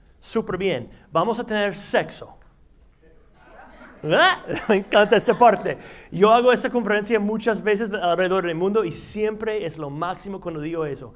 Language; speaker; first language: Spanish; non-native, fluent; English